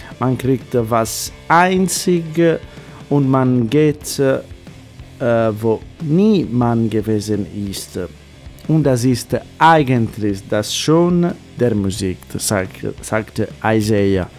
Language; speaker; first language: German; non-native, fluent; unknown